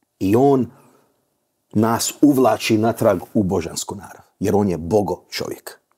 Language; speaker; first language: Croatian; early bilingual, heritage; Croatian